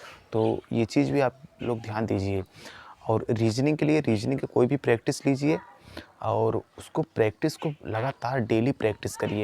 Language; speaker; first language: Hindi; native; Hindi